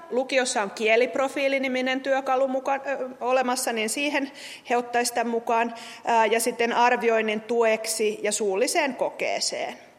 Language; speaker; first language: Finnish; native; Finnish